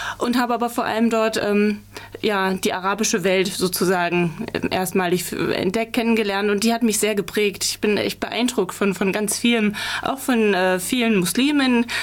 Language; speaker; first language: German; native; German